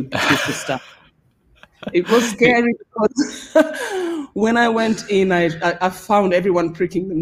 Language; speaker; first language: English; non-native, local second language; Swahili